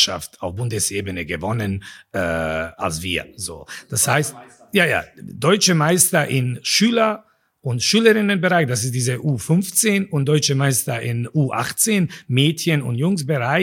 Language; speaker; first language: German; non-native, fluent; Bosnian